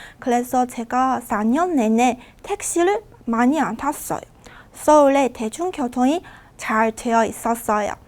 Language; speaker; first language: Korean; non-native, fluent; Chinese